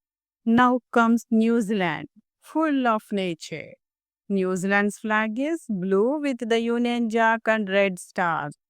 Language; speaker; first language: English; non-native, local second language; Telugu